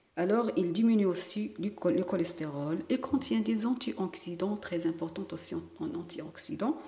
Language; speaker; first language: French; non-native, local second language; Arabic